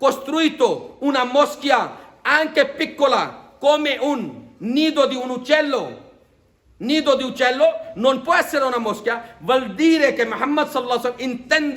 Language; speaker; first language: Italian; non-native, fluent; Urdu